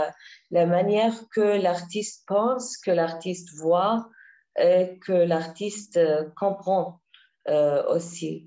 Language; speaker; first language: French; non-native, learner; Arabic